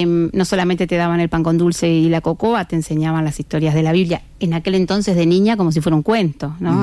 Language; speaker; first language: Spanish; native; Spanish